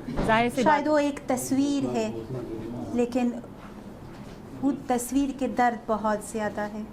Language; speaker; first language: Hindi; non-native, fluent; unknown